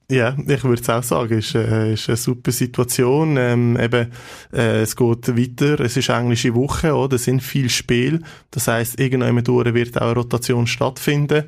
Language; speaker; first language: German; native; German